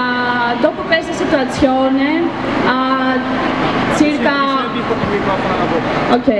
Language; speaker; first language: Italian; non-native, learner; Greek